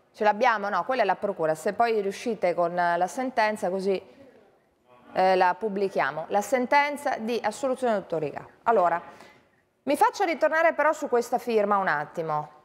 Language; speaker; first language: Italian; native; Italian